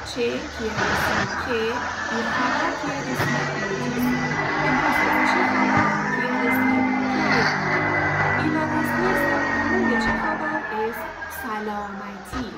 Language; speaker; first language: Spanish; non-native, fluent; Persian